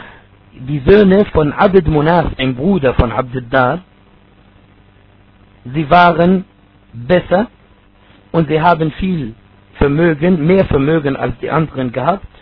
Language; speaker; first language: German; non-native, fluent; Arabic